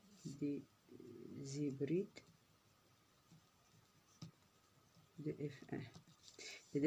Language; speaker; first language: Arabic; native; Arabic